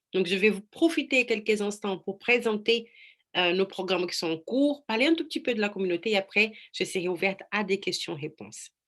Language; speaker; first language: French; non-native, fluent; Portuguese